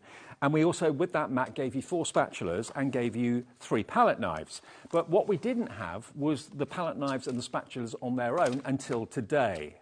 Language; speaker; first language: English; native; English